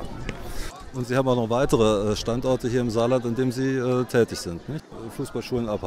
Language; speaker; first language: German; native; German